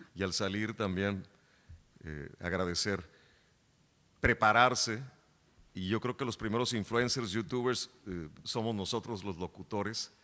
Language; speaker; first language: Spanish; native; Spanish